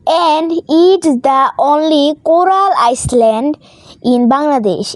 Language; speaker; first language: English; non-native, local second language; Bangla